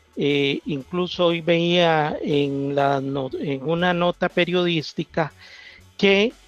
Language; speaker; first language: Spanish; native; Spanish